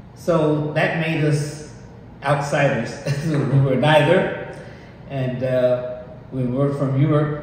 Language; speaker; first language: English; native; English